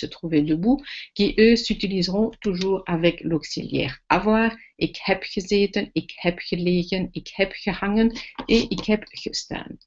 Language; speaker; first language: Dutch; non-native, fluent; French